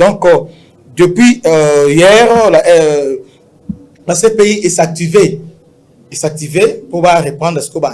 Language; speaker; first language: French; non-native, local second language; Lingala